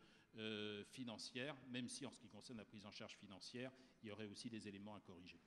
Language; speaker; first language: French; native; French